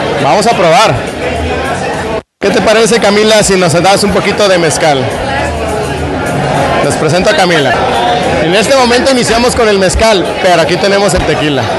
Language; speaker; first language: Spanish; native; Spanish